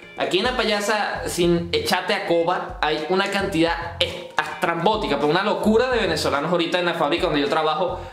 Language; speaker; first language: Spanish; native; Spanish